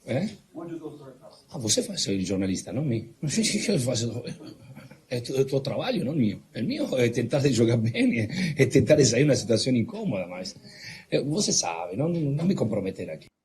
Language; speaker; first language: Portuguese; non-native, fluent; Spanish